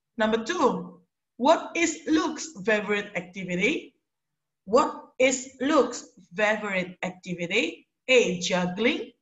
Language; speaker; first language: English; non-native, fluent; Indonesian